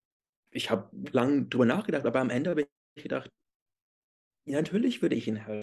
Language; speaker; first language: German; early bilingual, heritage; English